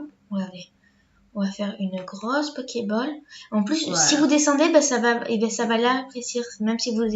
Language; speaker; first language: French; native; French